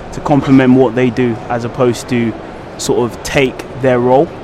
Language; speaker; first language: English; native; English